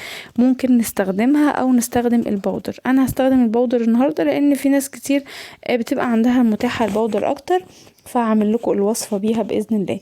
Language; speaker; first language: Arabic; native; Arabic